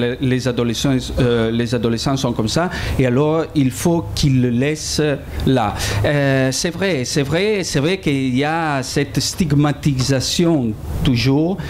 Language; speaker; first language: French; non-native, fluent; Italian